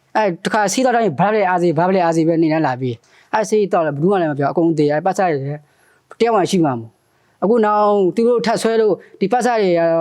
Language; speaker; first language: Burmese; non-native, local second language; Karen languages